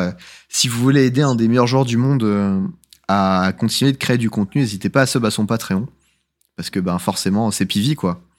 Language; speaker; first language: French; native; French